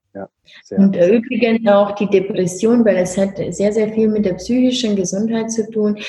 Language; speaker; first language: German; non-native, fluent; Romanian